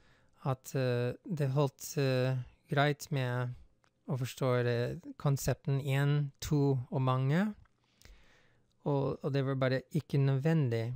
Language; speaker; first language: Norwegian; non-native, fluent; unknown